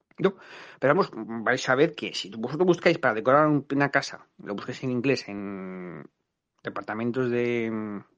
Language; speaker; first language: Spanish; native; Spanish